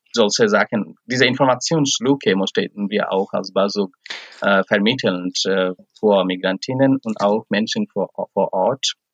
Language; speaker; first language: German; non-native, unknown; Bangla